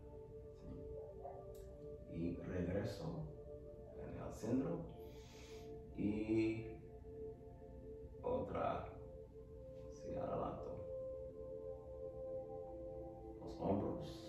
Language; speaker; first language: Spanish; non-native, learner; English